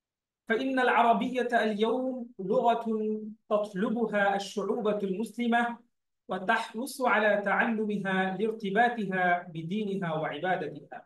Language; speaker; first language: Arabic; non-native, fluent; Bangla